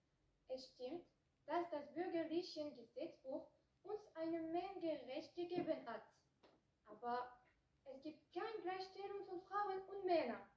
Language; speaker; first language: German; non-native, learner; French